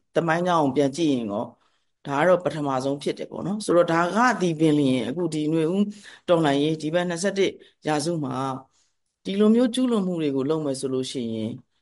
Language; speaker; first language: Burmese; native; Burmese